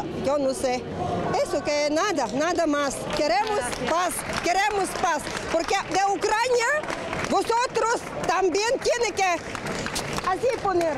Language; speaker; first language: Spanish; non-native, learner; Ukrainian